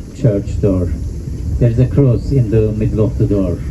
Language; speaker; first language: English; non-native, learner; Turkish